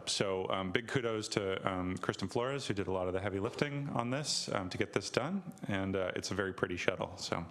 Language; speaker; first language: English; native; English